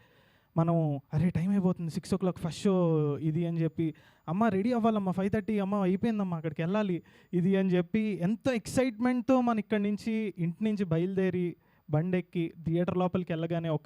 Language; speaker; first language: Telugu; native; Telugu